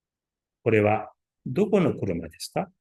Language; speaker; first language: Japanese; non-native, learner; Uzbek